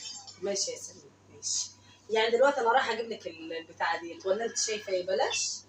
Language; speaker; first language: Arabic; native; Arabic